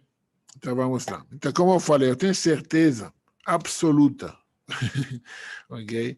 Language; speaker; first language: Portuguese; non-native, fluent; Hebrew